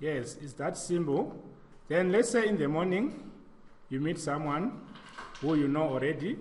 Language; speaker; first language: English; non-native, local second language; Shona